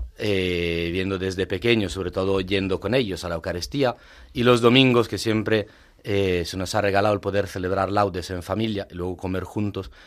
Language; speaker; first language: Spanish; non-native, fluent; Italian